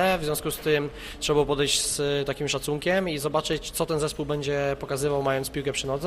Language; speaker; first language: Polish; native; Polish